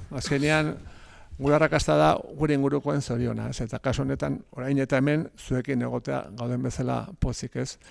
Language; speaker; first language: Basque; native; Basque